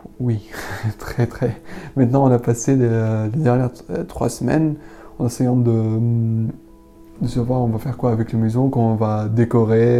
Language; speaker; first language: French; non-native, learner; Arabic